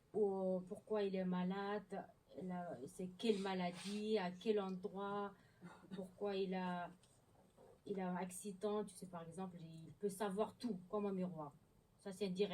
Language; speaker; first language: French; non-native, learner; Mongolian